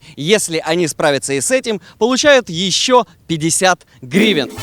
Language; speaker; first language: Russian; native; Russian